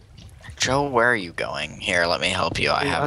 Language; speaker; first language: English; native; English